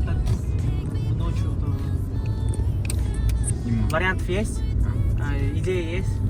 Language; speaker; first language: Russian; non-native, learner; Uzbek